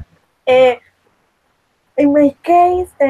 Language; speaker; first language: English; non-native, learner; Spanish